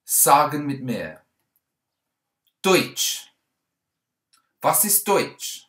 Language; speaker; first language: German; non-native, learner; English